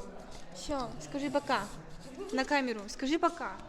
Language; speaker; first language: Russian; non-native, fluent; Mongolian